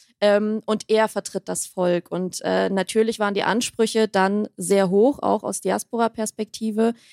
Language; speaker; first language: German; early bilingual, other home language; Armenian